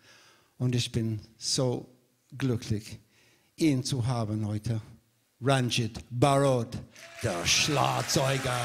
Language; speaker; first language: German; non-native, learner; English